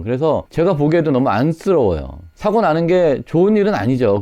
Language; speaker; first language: Korean; native; Korean